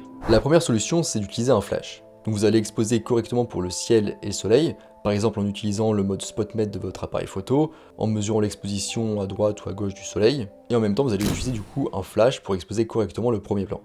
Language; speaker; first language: French; native; French